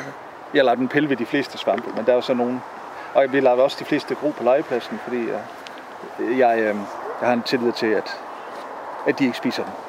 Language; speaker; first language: Danish; native; Danish